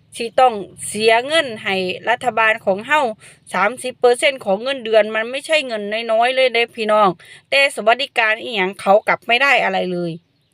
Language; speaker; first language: Thai; non-native, local second language; Northeastern Thai